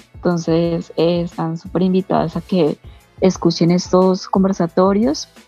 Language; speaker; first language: Spanish; native; Spanish